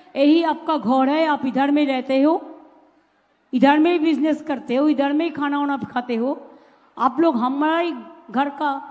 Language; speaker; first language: Hindi; non-native, local second language; Bangla